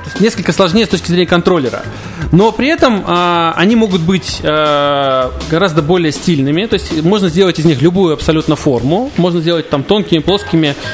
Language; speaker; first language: Russian; native; Russian